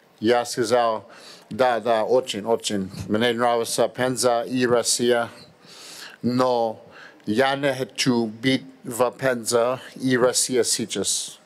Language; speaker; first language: Russian; non-native, learner; English